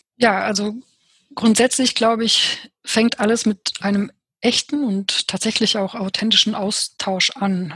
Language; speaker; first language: German; early bilingual, other home language; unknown